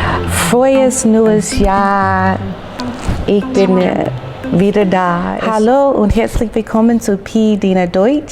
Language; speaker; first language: German; non-native, learner; English